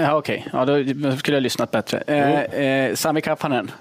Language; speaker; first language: Swedish; native; Swedish